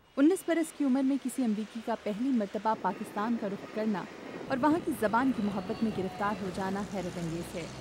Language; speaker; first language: Urdu; native; Urdu